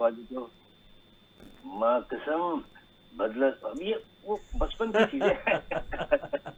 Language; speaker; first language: Hindi; native; Hindi